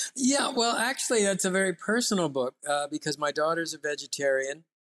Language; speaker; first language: English; native; English